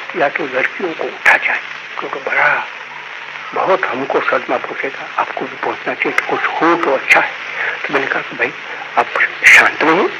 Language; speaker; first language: Hindi; non-native, local second language; Gujarati